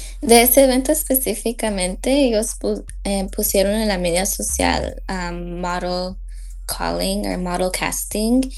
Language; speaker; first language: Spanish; early bilingual, heritage; Spanish